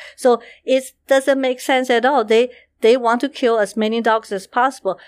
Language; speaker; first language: English; non-native, fluent; Chinese